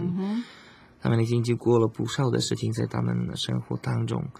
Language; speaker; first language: Chinese; non-native, fluent; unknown